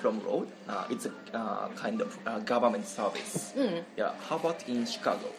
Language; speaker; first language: English; non-native, learner; Japanese